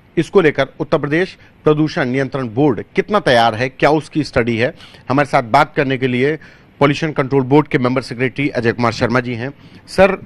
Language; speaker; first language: Hindi; native; Hindi